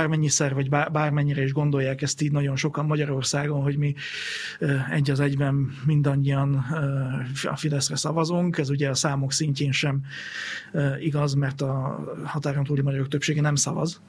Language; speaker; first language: Hungarian; native; Hungarian